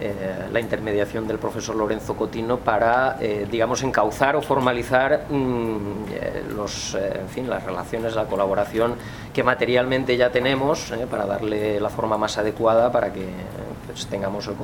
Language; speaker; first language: Spanish; native; Spanish